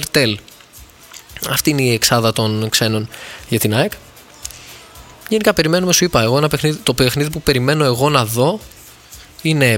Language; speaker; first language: Greek; native; Greek